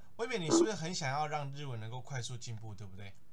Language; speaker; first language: Chinese; native; Chinese